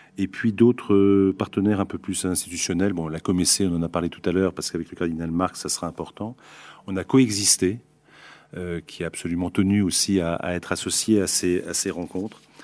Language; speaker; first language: French; native; French